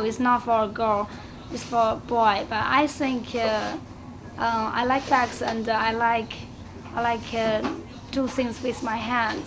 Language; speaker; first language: English; non-native, learner; Chinese